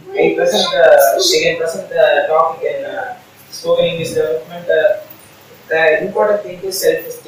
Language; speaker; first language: English; non-native, learner; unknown